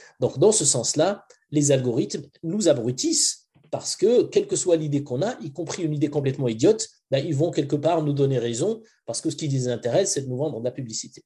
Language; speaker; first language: French; non-native, local second language; Arabic